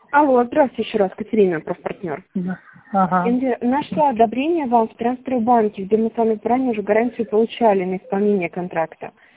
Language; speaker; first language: Russian; native; Russian